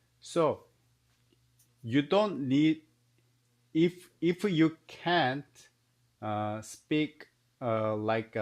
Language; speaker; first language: English; non-native, learner; Korean